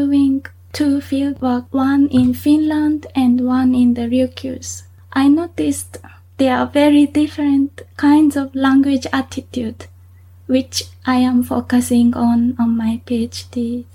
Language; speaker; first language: English; non-native, fluent; Japanese